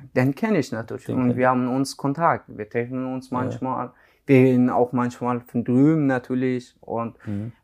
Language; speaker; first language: German; non-native, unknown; Persian